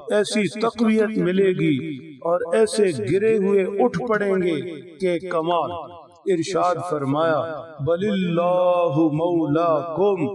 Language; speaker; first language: Urdu; native; Urdu